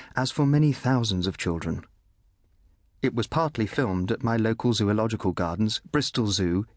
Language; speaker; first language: English; native; English